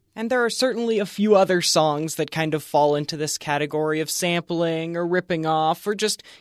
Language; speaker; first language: English; native; English